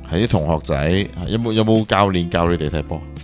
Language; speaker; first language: Cantonese; native; Cantonese